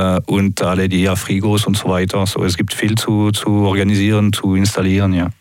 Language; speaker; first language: German; non-native, local second language; French